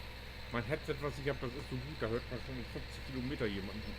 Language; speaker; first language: German; native; German